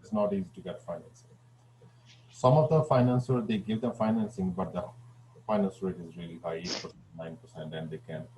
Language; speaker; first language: English; non-native, fluent; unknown